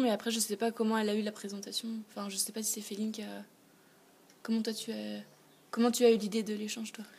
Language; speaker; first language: French; native; French